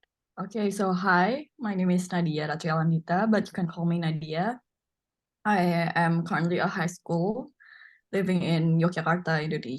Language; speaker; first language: English; non-native, learner; Indonesian